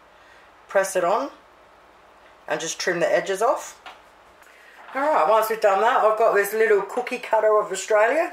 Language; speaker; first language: English; native; English